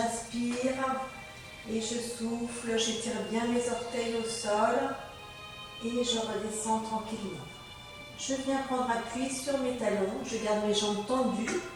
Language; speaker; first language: French; native; French